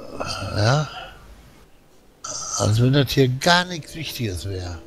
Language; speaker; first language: German; native; German